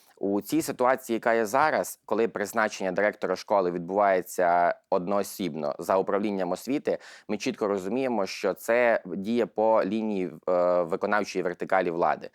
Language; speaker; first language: Ukrainian; native; Ukrainian